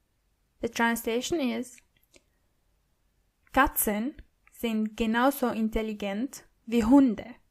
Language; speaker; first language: German; non-native, fluent; English